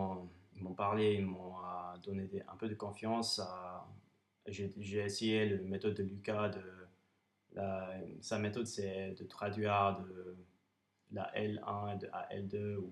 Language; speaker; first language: French; non-native, fluent; English